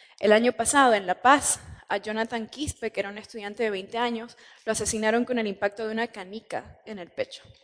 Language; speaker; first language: Spanish; native; Spanish